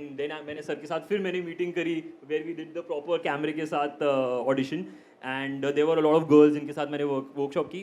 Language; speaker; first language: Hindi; native; Hindi